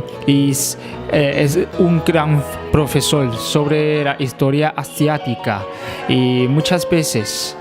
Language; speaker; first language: Spanish; non-native, learner; Chinese